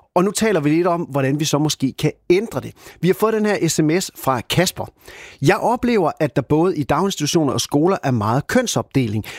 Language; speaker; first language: Danish; native; Danish